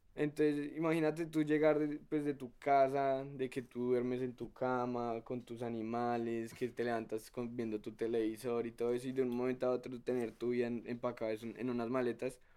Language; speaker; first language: Spanish; native; Spanish